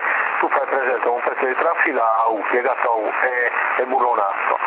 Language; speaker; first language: Italian; native; Italian